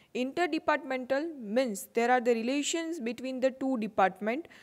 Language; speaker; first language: English; non-native, local second language; Gujarati